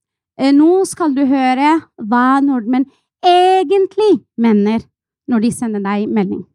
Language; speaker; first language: Norwegian; non-native, fluent; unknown